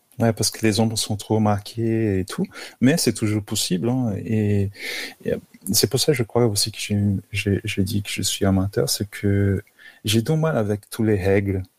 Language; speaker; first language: French; non-native, fluent; Portuguese